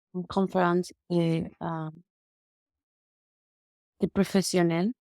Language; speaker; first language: French; non-native, learner; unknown